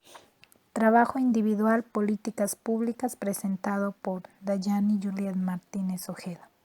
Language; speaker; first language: Spanish; native; Spanish